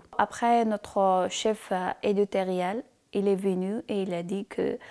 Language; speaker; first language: French; non-native, learner; Persian